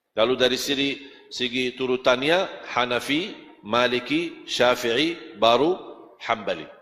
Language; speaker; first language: Malay; non-native, fluent; Arabic